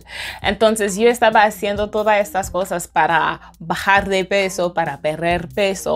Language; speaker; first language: Spanish; non-native, fluent; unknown